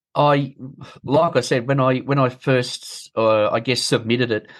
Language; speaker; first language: English; native; English